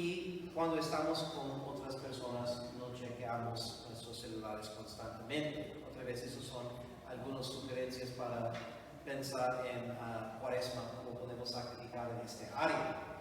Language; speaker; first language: Spanish; non-native, fluent; English